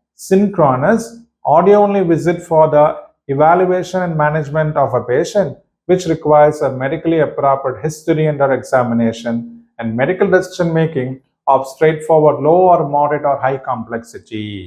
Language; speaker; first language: English; non-native, local second language; Tamil